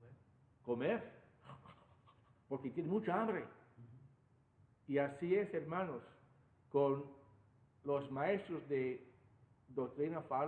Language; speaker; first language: Spanish; non-native, fluent; English